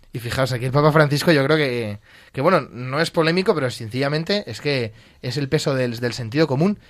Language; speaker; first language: Spanish; native; Spanish